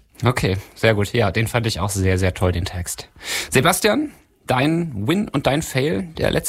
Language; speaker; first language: German; native; German